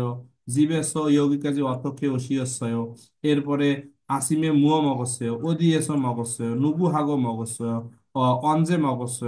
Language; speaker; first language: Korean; non-native, fluent; Bangla